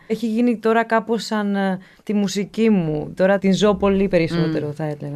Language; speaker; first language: Greek; non-native, fluent; French